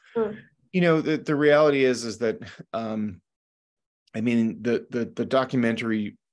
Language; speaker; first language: English; native; English